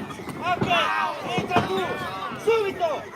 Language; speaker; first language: Italian; native; Italian